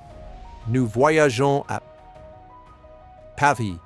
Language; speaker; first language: French; non-native, fluent; English